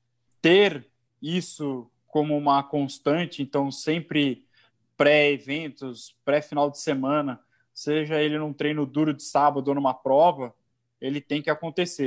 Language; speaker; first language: Portuguese; native; Portuguese